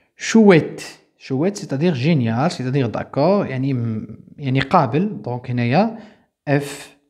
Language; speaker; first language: French; non-native, local second language; Arabic